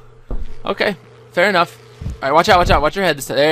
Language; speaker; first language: English; native; English